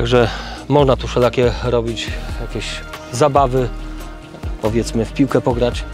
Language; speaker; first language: Polish; native; Polish